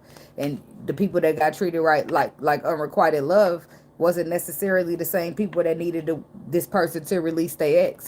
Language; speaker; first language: English; native; English